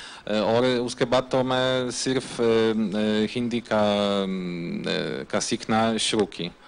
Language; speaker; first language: Hindi; non-native, learner; Polish